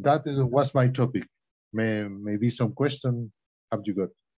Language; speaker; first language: English; non-native, learner; Spanish